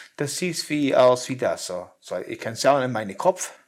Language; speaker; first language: German; non-native, learner; English